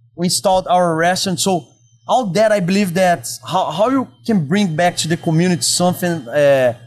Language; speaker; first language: English; non-native, fluent; Portuguese